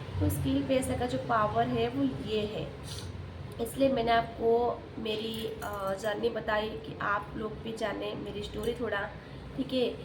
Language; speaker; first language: Hindi; non-native, local second language; Odia